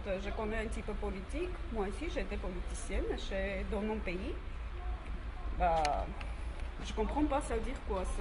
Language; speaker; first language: French; non-native, learner; Armenian